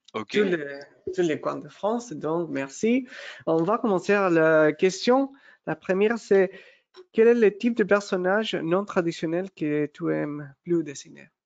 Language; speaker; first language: French; non-native, fluent; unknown